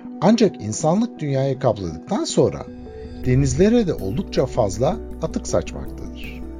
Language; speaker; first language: Turkish; native; Turkish